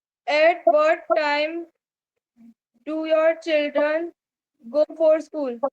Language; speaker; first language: English; non-native, learner; Hindi